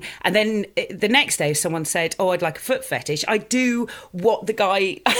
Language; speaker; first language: English; native; English